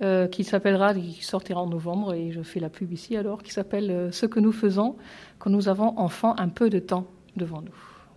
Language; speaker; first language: French; non-native, fluent; German